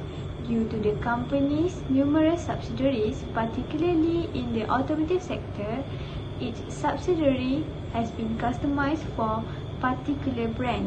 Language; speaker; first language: English; non-native, fluent; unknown